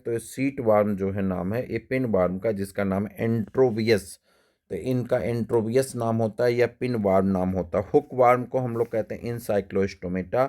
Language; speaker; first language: Hindi; native; Hindi